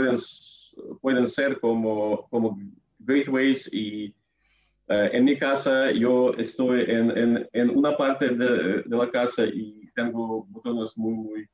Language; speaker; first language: Spanish; non-native, fluent; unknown